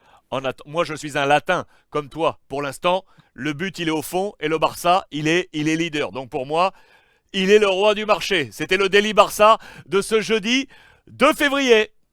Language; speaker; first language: French; native; French